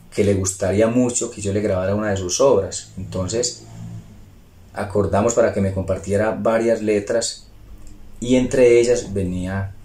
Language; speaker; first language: Spanish; native; Spanish